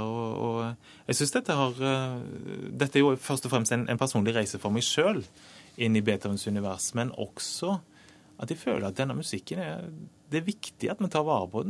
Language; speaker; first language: Norwegian; native; Norwegian